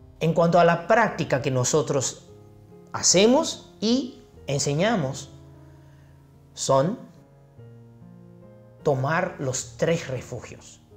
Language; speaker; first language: Spanish; non-native, fluent; Chinese